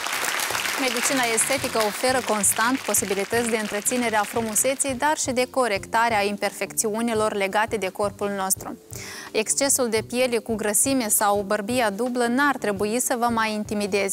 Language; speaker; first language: Romanian; native; Romanian